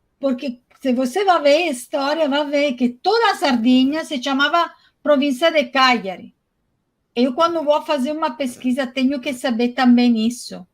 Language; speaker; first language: Portuguese; non-native, fluent; Italian